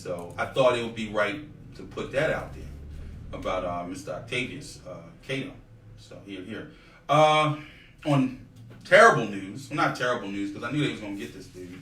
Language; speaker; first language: English; native; English